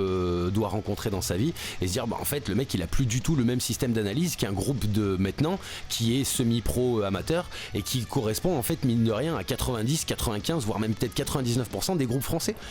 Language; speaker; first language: French; native; French